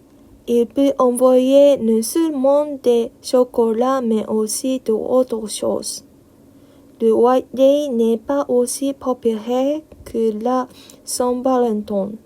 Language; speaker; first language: French; non-native, learner; Japanese